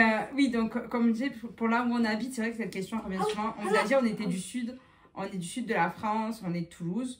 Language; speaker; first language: French; native; French